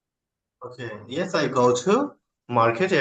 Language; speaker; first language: English; non-native, learner; Bangla